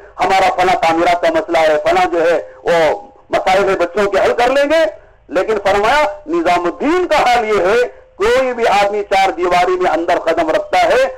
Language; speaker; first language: Urdu; native; Urdu